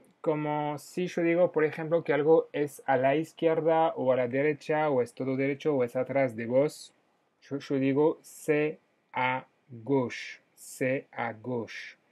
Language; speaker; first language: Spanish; non-native, fluent; French